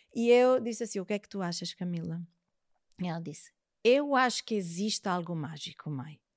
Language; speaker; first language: Portuguese; native; Portuguese